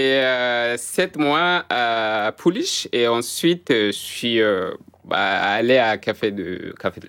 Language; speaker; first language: French; non-native, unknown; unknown